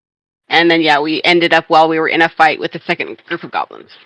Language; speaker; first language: English; native; English